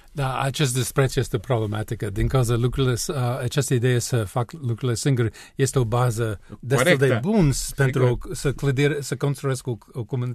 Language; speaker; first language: Romanian; non-native, learner; English